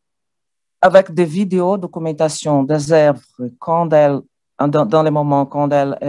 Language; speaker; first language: French; non-native, learner; Portuguese